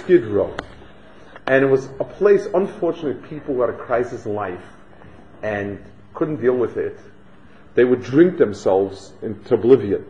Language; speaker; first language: English; native; English